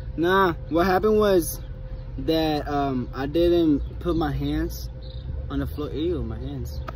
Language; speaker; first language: English; non-native, local second language; Spanish